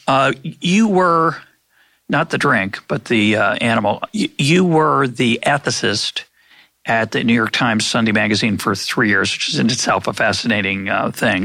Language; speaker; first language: English; native; English